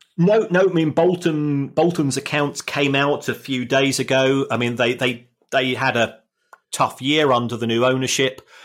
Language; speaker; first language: English; native; English